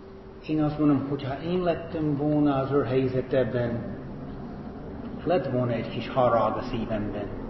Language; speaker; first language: Hungarian; non-native, fluent; English